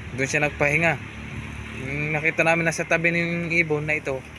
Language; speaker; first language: Filipino; non-native, local second language; Bikol